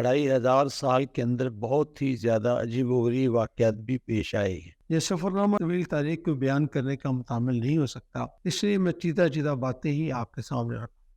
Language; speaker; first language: Urdu; non-native, local second language; Punjabi